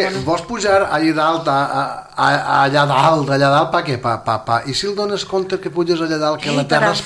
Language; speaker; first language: Catalan; native; Catalan